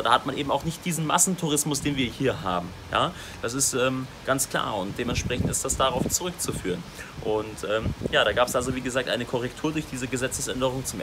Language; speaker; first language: German; native; German